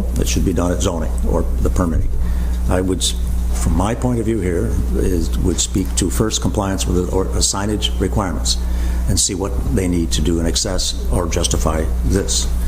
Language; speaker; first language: English; native; English